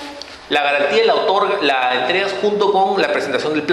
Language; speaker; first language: Spanish; native; Spanish